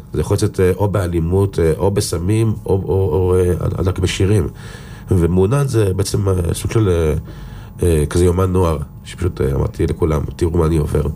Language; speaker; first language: Hebrew; native; Hebrew